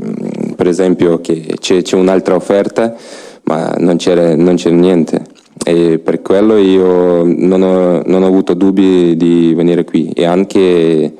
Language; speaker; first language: Italian; non-native, learner; Ukrainian